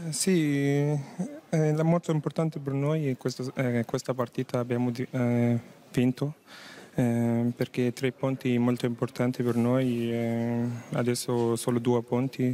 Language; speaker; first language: Italian; non-native, learner; Arabic